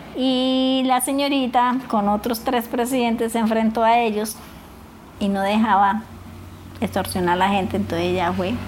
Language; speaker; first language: Spanish; native; Spanish